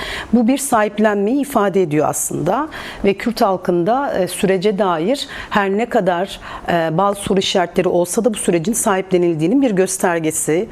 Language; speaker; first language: Turkish; native; Turkish